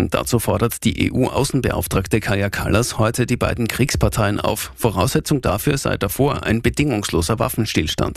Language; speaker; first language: German; native; German